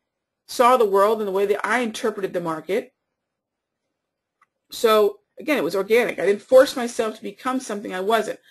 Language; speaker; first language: English; native; English